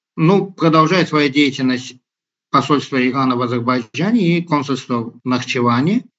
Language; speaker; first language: Russian; non-native, local second language; Azerbaijani